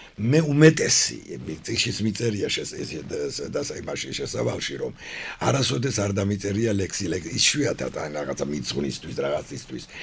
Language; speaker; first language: Georgian; non-native, local second language; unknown